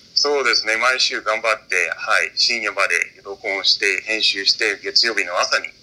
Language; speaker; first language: Japanese; non-native, fluent; English